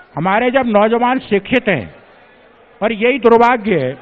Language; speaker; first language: Hindi; native; Hindi